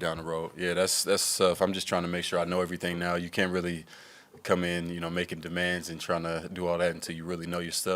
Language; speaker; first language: English; native; English